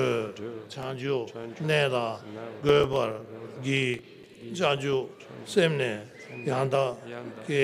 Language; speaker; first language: Russian; non-native, learner; Tibetan